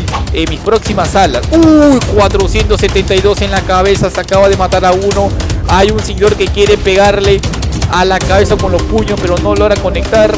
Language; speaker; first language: Spanish; native; Spanish